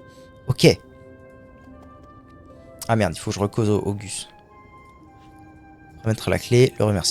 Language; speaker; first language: French; native; French